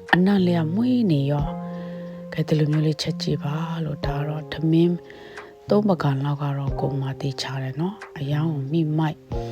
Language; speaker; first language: Burmese; non-native, local second language; Kachin